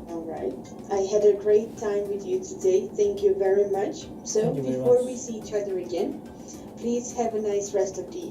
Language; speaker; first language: English; non-native, fluent; Bosnian